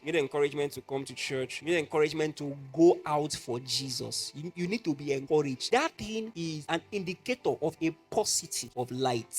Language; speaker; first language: English; non-native, local second language; Yoruba